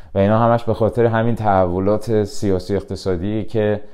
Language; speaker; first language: Persian; native; Persian